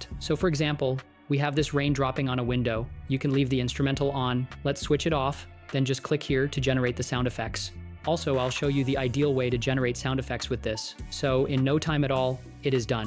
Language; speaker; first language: English; native; English